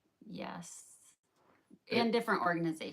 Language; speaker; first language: English; native; English